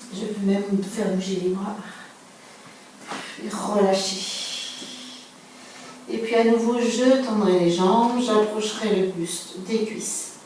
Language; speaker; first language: French; native; French